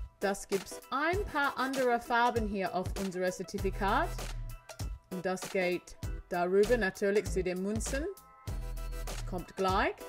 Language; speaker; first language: German; non-native, learner; English